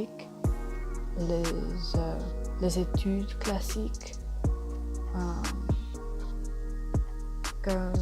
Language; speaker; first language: French; non-native, learner; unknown